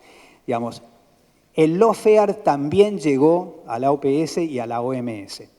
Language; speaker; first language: Spanish; native; Spanish